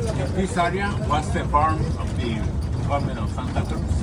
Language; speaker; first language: English; non-native, learner; Spanish